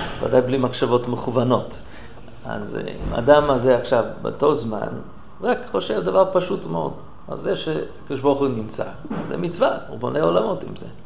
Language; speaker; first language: Hebrew; non-native, fluent; English